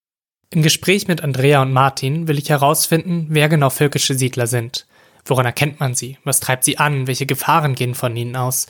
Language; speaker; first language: German; native; German